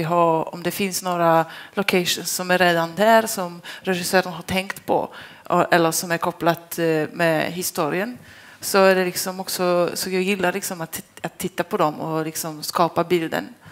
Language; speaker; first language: Swedish; non-native, fluent; Polish